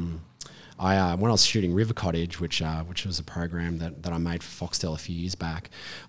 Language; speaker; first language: English; native; English